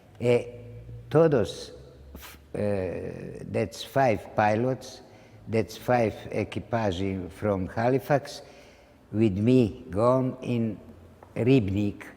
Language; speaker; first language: English; non-native, learner; Ladino